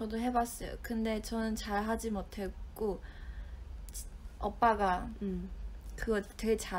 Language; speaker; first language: Korean; non-native, fluent; Chinese